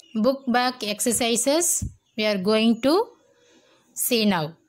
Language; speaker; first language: English; non-native, local second language; Tamil